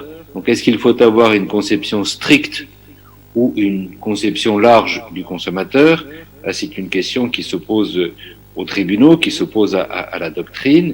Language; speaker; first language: French; native; French